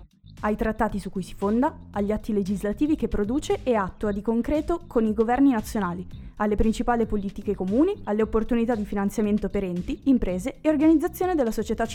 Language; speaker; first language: Italian; native; Italian